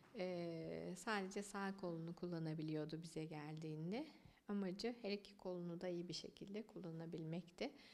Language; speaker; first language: Turkish; native; Turkish